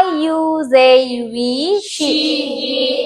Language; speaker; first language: English; non-native, learner; Indonesian